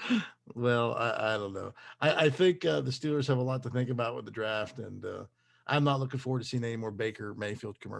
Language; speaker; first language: English; native; English